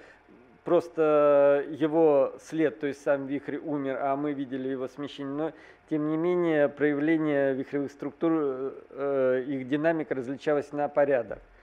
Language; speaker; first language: Russian; native; Russian